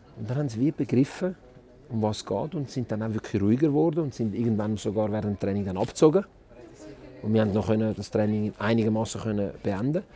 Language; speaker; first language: German; early bilingual, other home language; Italian